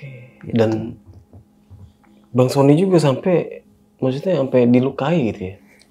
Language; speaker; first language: Indonesian; native; Indonesian